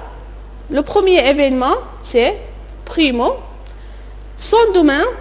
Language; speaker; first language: French; non-native, fluent; Arabic